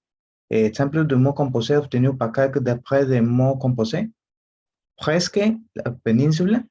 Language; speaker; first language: French; non-native, learner; Spanish